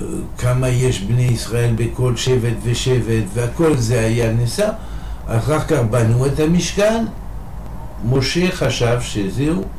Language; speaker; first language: Hebrew; non-native, fluent; French